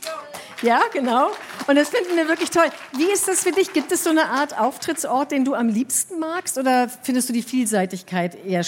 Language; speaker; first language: German; native; German